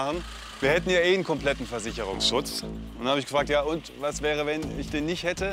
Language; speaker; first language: German; native; German